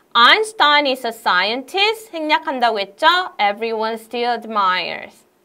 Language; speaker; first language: English; non-native, fluent; Korean